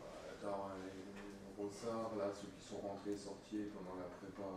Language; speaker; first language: French; native; French